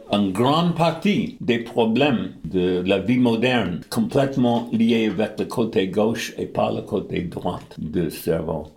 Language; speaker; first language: French; non-native, fluent; English